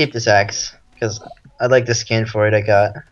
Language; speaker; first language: English; native; English